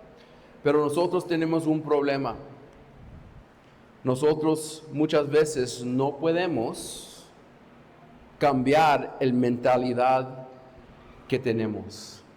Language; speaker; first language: Spanish; non-native, fluent; English